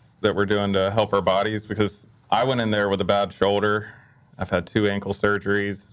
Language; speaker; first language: English; native; English